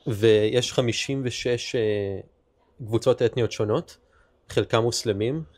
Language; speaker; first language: Hebrew; early bilingual, heritage; Hebrew